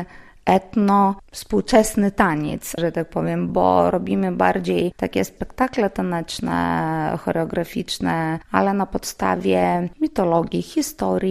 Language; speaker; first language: Polish; non-native, local second language; Lithuanian